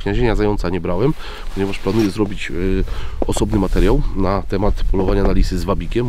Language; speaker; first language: Polish; native; Polish